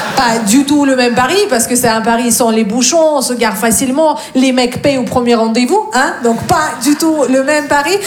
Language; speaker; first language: French; non-native, fluent; Russian